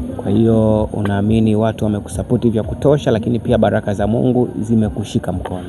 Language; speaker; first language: Swahili; native; Swahili